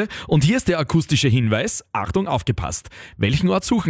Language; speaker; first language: German; native; German